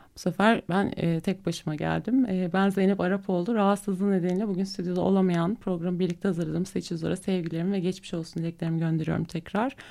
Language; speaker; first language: Turkish; native; Turkish